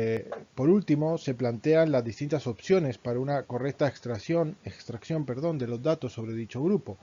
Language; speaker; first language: Spanish; native; Spanish